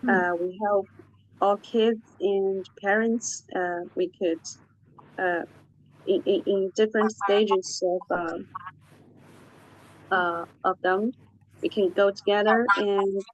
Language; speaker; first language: English; non-native, fluent; Chinese